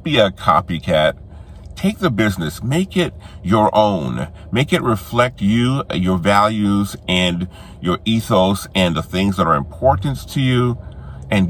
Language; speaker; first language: English; native; English